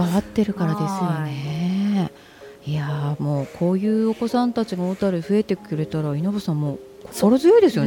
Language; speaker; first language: Japanese; native; Japanese